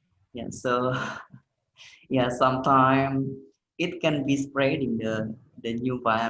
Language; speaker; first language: English; non-native, learner; Indonesian